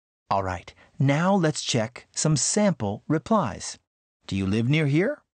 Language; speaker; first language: English; native; English